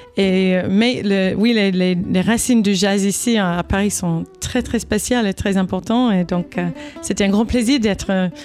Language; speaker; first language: French; non-native, fluent; English